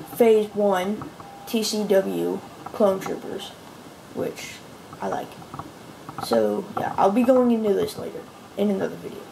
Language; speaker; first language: English; native; English